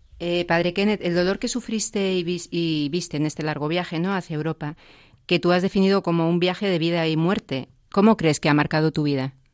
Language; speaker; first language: Spanish; native; Spanish